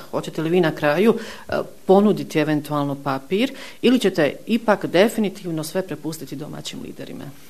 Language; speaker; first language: Bosnian; native; Bosnian